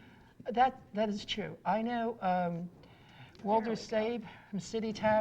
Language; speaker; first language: English; native; English